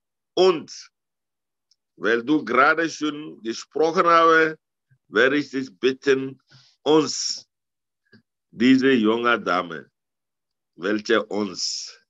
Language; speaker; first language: German; non-native, learner; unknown